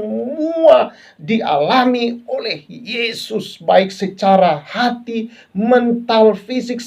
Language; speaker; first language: Indonesian; native; Indonesian